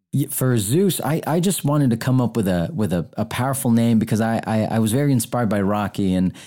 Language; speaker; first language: English; native; English